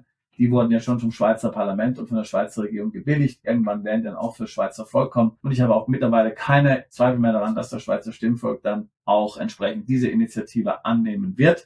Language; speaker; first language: German; native; German